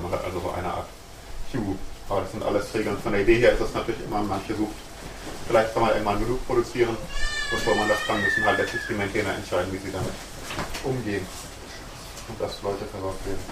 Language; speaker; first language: German; native; German